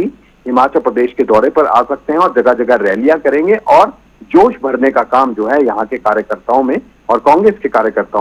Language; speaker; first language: Hindi; native; Hindi